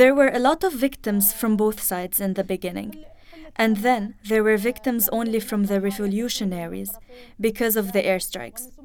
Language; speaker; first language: English; early bilingual, other home language; Arabic